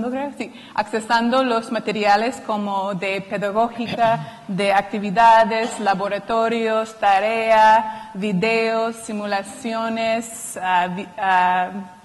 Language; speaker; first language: Spanish; non-native, fluent; English